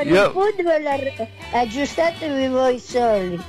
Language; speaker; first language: Italian; early bilingual, heritage; Spanish